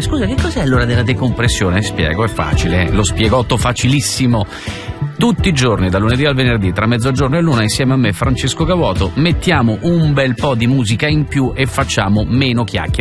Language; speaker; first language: Italian; native; Italian